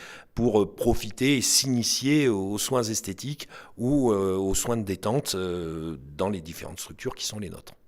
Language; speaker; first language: French; native; French